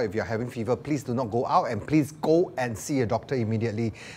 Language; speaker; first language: English; non-native, local second language; Chinese